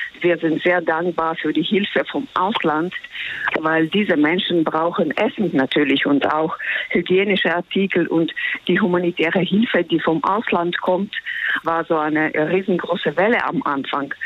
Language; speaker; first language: German; non-native, fluent; Ukrainian